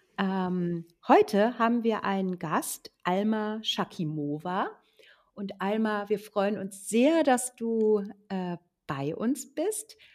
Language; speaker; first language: German; native; German